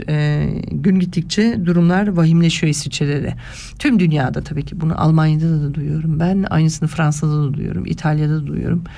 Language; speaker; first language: Turkish; early bilingual, heritage; Turkish